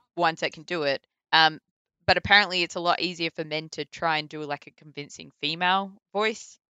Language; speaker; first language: English; native; English